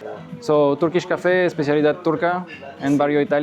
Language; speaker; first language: Spanish; non-native, fluent; French